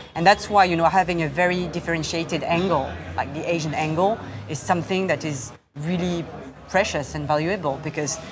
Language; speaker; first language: English; non-native, fluent; Korean